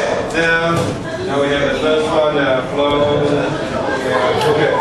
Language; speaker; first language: English; non-native, fluent; Chinese